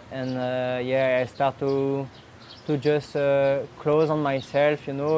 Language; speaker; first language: English; non-native, learner; French